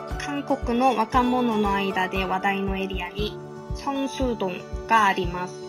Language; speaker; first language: Japanese; non-native, fluent; Korean